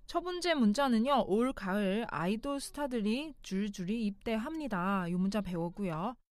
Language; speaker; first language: Korean; non-native, fluent; Chinese